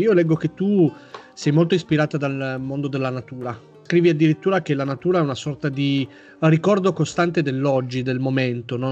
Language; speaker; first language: Italian; native; Italian